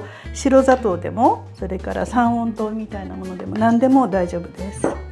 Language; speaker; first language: Japanese; native; Japanese